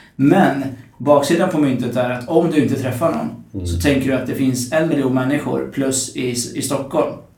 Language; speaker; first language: Swedish; native; Swedish